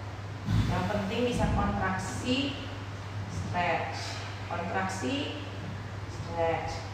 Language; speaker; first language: Indonesian; native; Indonesian